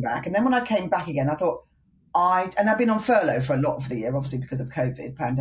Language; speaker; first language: English; native; English